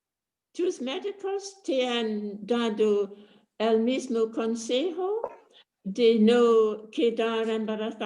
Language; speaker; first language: Spanish; non-native, fluent; English